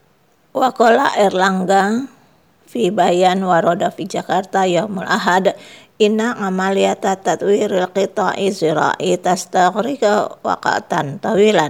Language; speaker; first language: Arabic; non-native, fluent; Indonesian